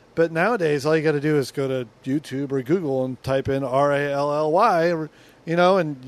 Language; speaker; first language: English; native; English